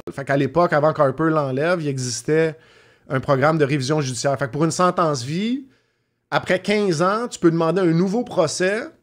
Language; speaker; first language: French; native; French